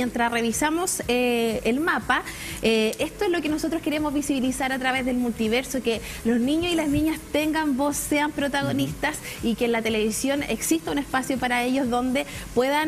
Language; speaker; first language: Spanish; native; Spanish